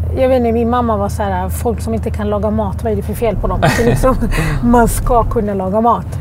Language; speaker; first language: Swedish; early bilingual, other home language; Arabic